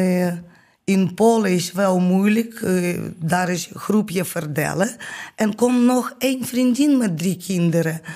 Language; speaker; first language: Dutch; non-native, learner; Ukrainian